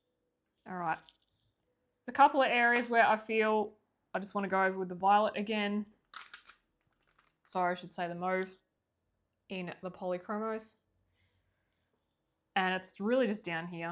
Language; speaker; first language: English; native; English